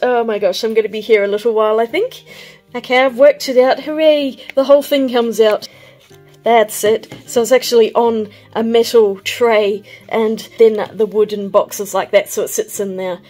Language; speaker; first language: English; native; English